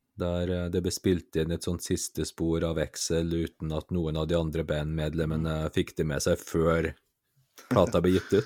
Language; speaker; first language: Norwegian; native; Norwegian